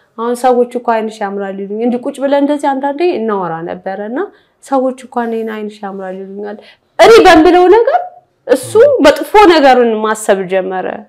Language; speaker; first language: Amharic; native; Amharic